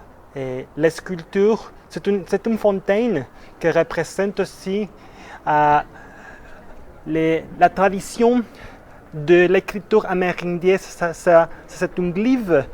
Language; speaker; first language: French; non-native, fluent; Spanish